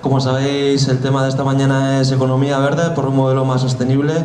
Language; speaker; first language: Spanish; non-native, local second language; Basque